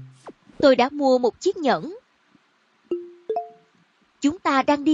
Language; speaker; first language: Vietnamese; non-native, learner; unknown